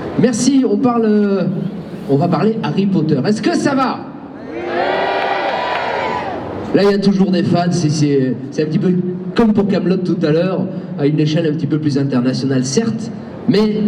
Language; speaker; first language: French; native; French